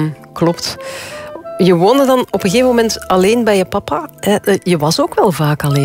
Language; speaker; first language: Dutch; native; Dutch